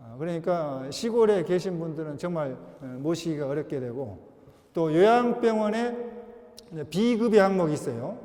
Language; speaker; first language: Korean; native; Korean